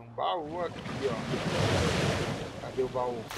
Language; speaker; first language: Portuguese; native; Portuguese